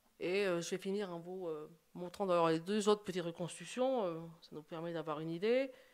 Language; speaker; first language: French; native; French